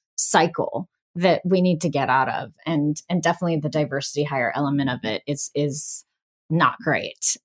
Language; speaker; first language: English; early bilingual, other home language; Bangla